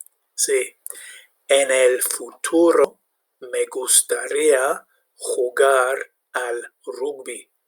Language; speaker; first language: Spanish; non-native, fluent; English